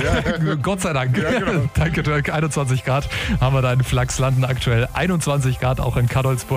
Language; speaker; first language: German; native; German